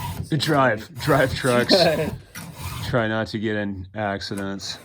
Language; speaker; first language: English; native; English